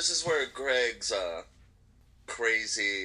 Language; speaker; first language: English; native; English